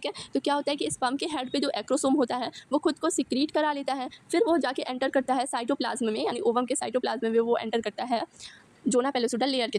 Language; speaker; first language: Hindi; native; Hindi